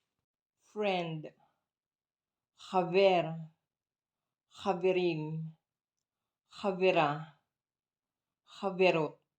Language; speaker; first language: Hebrew; non-native, learner; Filipino